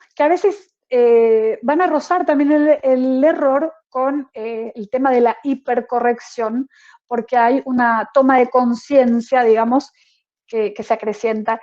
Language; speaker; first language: Spanish; native; Spanish